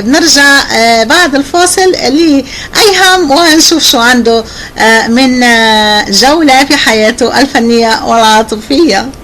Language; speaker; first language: Arabic; native; Arabic